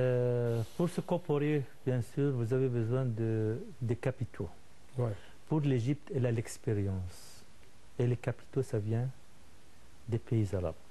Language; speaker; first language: French; non-native, fluent; Arabic